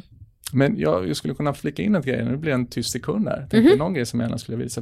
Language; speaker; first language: Swedish; native; Swedish